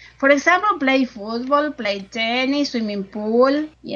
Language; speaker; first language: English; non-native, learner; Spanish